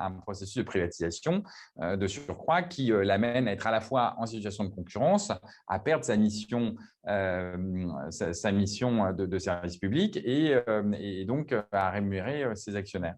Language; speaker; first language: French; native; French